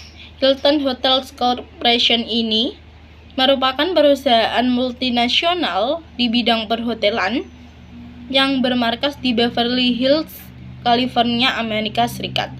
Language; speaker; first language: Indonesian; native; Indonesian